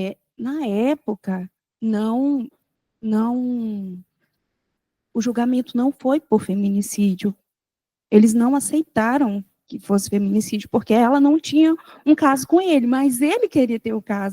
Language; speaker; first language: Portuguese; native; Portuguese